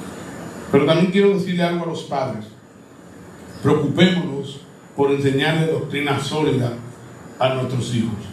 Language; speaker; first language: Spanish; native; Spanish